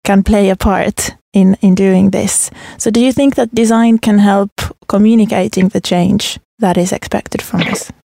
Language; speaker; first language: English; non-native, fluent; Finnish